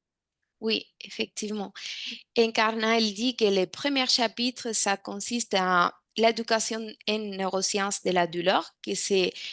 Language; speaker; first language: French; non-native, fluent; Spanish